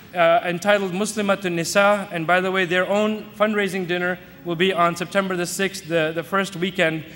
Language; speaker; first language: English; native; English